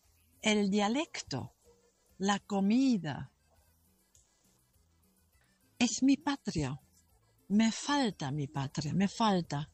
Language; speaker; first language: Spanish; non-native, local second language; German